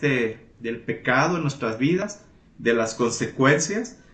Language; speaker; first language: Spanish; native; Spanish